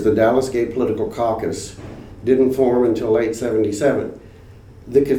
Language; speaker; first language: English; native; English